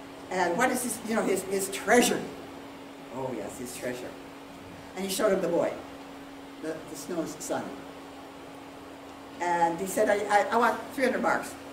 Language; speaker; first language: English; native; English